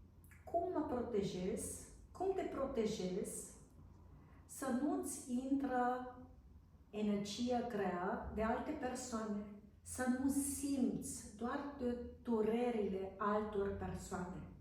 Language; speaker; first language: Romanian; non-native, fluent; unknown